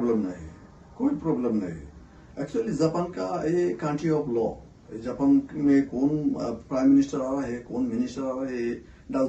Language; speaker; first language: Hindi; non-native, local second language; Bangla